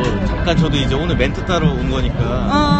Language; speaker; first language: Korean; native; Korean